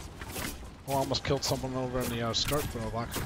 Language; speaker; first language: English; native; English